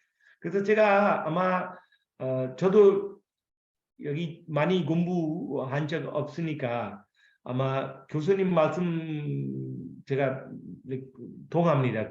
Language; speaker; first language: Korean; non-native, fluent; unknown